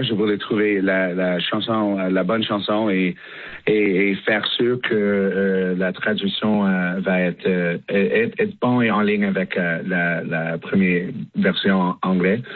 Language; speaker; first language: French; non-native, learner; English